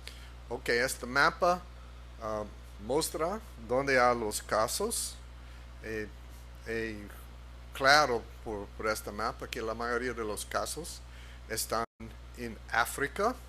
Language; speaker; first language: Spanish; non-native, fluent; English